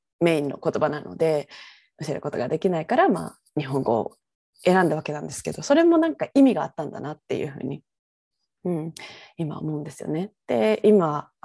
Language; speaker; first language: Japanese; native; Japanese